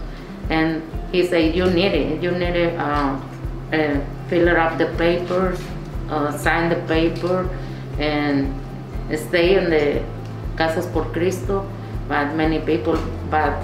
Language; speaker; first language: English; non-native, learner; Spanish